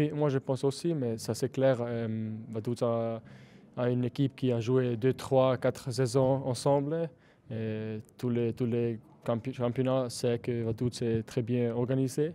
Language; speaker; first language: French; non-native, learner; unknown